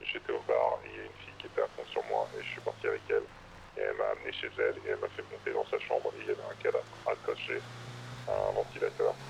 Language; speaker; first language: French; native; French